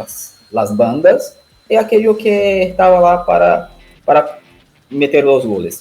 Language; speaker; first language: Spanish; non-native, learner; Portuguese